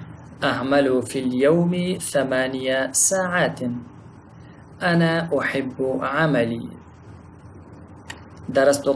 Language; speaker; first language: Arabic; non-native, fluent; Pashto